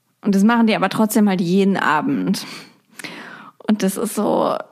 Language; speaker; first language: German; native; German